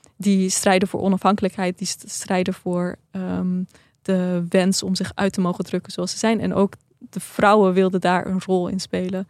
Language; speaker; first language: Dutch; early bilingual, other home language; Persian